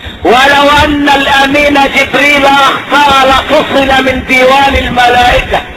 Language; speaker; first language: Arabic; native; Arabic